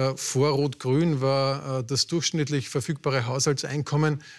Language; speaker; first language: German; native; German